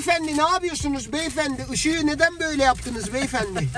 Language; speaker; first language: Turkish; native; Turkish